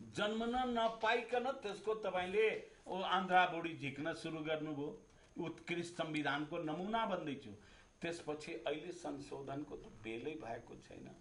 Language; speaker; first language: Nepali; non-native, local second language; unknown